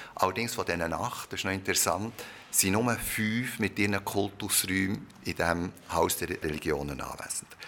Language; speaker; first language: German; early bilingual, other home language; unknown